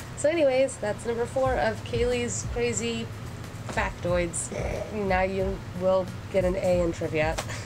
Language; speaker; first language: English; native; English